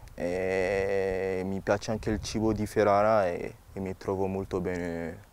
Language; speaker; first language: Italian; non-native, fluent; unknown